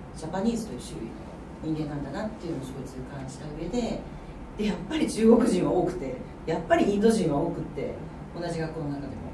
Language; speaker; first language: Japanese; native; Japanese